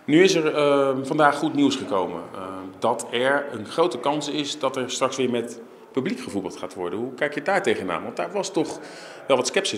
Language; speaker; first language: Dutch; native; Dutch